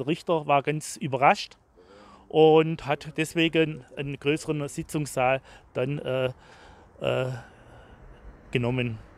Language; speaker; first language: German; native; German